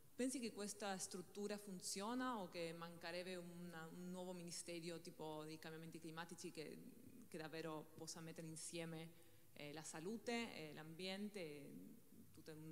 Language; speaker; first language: Italian; non-native, learner; Spanish